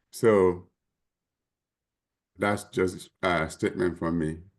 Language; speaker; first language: English; native; English